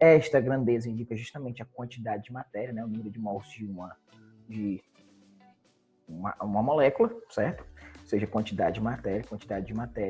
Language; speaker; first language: Portuguese; native; Portuguese